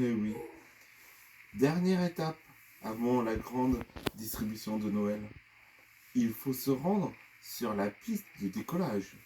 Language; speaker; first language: French; native; French